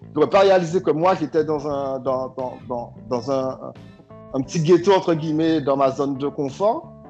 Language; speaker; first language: French; native; French